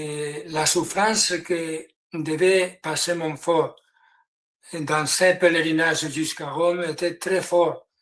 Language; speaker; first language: French; non-native, learner; Spanish